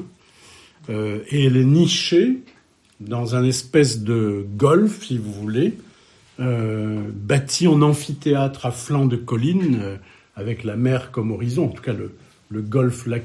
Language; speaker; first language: French; native; French